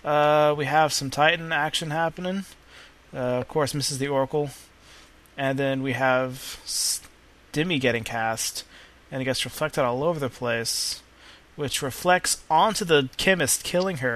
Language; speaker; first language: English; native; English